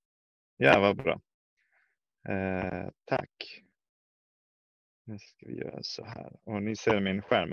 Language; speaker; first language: Swedish; non-native, fluent; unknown